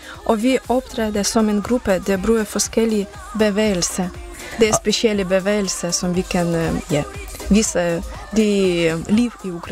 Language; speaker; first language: Danish; non-native, learner; Ukrainian